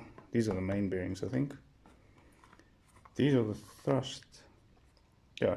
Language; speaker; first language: English; native; English